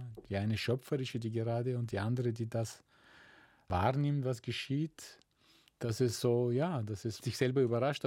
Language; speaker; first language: German; non-native, fluent; Bulgarian